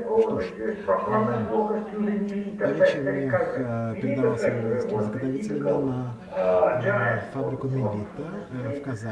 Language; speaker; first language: Russian; non-native, local second language; Azerbaijani